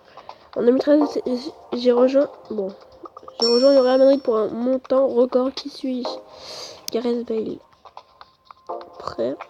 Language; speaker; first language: French; native; French